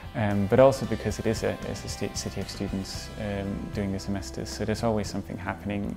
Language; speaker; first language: English; non-native, fluent; Danish